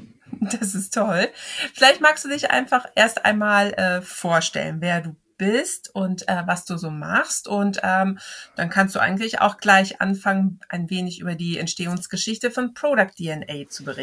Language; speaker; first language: German; native; German